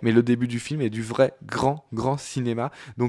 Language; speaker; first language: French; native; French